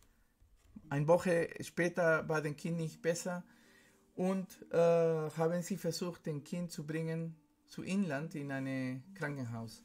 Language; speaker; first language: German; non-native, fluent; Spanish